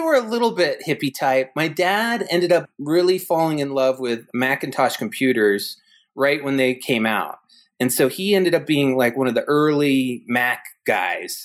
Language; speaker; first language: English; native; English